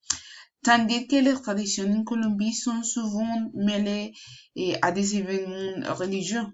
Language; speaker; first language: French; non-native, learner; Spanish